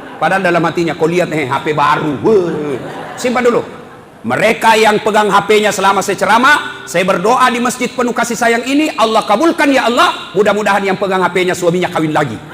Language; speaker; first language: Indonesian; non-native, local second language; Buginese